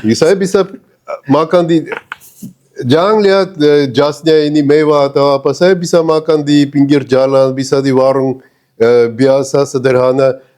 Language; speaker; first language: Indonesian; non-native, fluent; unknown